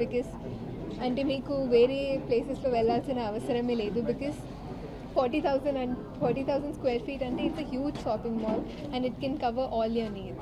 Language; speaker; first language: Telugu; non-native, fluent; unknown